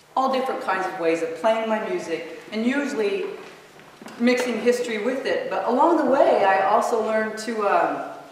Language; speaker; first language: English; native; English